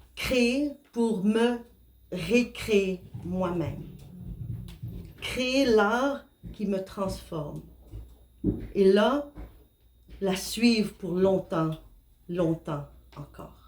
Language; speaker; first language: French; non-native, fluent; Spanish